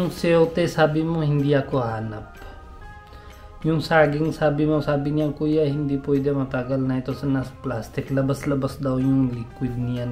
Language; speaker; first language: Filipino; non-native, learner; Punjabi